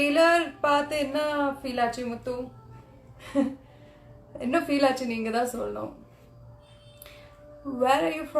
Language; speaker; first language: Tamil; non-native, local second language; Kannada